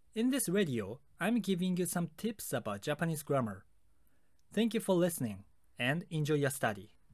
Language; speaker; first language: English; non-native, fluent; Japanese